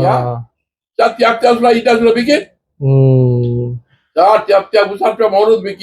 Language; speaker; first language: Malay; non-native, learner; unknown